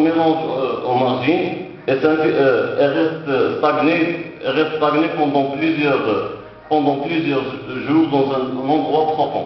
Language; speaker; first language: French; non-native, local second language; Arabic